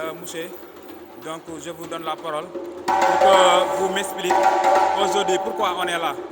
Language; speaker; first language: French; non-native, local second language; Wolof